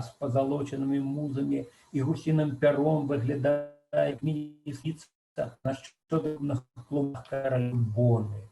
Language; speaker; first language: Belarusian; native; Belarusian